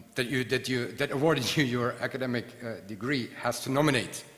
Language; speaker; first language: English; non-native, fluent; German